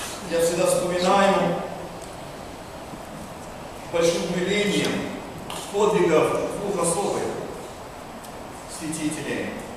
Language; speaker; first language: Russian; early bilingual, heritage; Russian